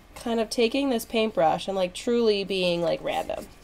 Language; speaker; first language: English; native; English